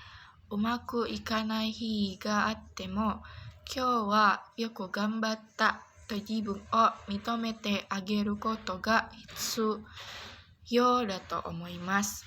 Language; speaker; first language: Japanese; non-native, learner; Indonesian